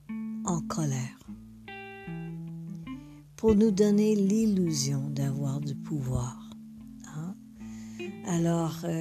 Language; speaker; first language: French; non-native, fluent; English